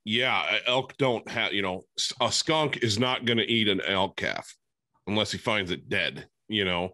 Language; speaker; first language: English; native; English